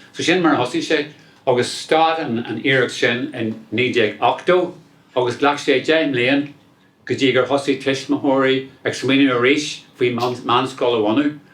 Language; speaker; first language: Irish; non-native, local second language; English